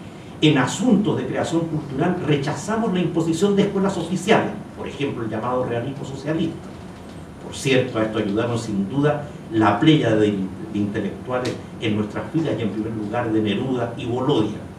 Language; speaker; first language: Spanish; native; Spanish